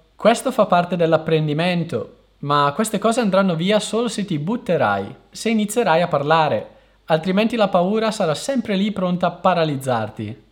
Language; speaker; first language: Italian; native; Italian